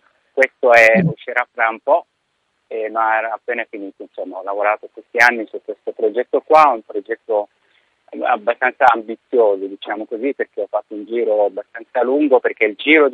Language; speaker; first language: Italian; non-native, fluent; Arabic